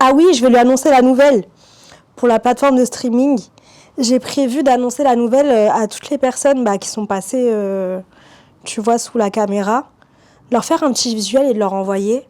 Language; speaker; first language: French; native; French